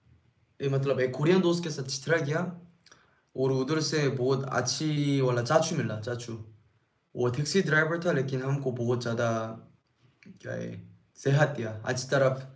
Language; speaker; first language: Hindi; non-native, learner; Korean